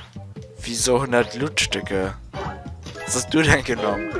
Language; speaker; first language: German; native; German